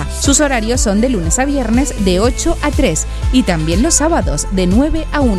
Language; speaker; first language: Spanish; native; Spanish